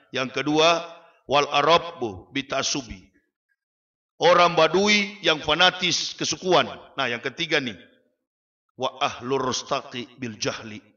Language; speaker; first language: Malay; native; Malay